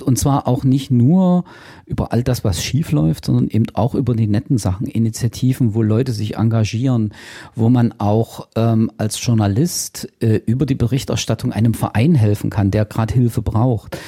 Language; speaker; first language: German; native; German